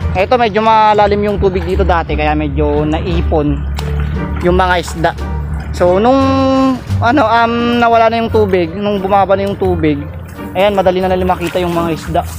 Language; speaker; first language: Filipino; non-native, local second language; Iloko